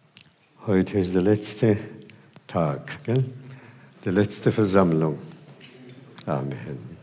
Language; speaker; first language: German; non-native, fluent; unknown